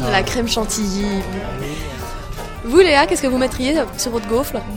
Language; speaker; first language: French; native; French